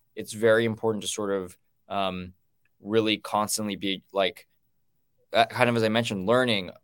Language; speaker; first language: English; native; English